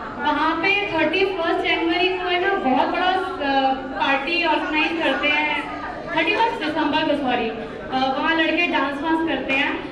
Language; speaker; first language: Hindi; native; Hindi